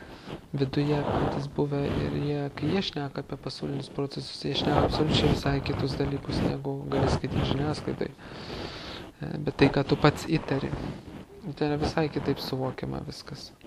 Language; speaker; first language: Lithuanian; native; Lithuanian